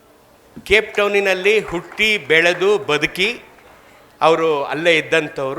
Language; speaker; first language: Kannada; native; Kannada